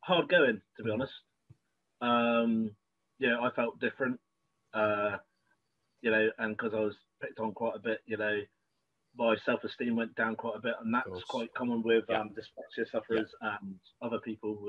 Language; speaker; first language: English; native; English